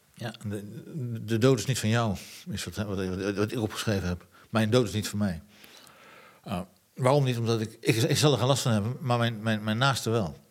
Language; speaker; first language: Dutch; native; Dutch